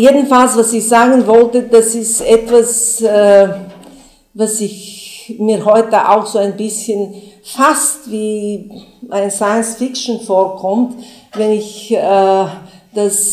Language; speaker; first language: German; non-native, fluent; Bulgarian